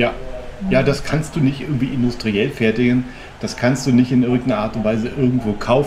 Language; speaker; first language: German; native; German